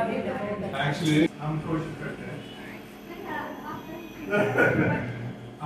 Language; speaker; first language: Hindi; non-native, learner; English